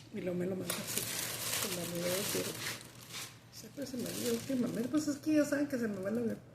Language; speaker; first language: Spanish; early bilingual, heritage; Spanish